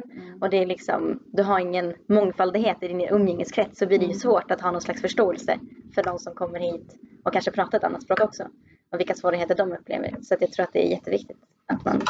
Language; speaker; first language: Swedish; native; Swedish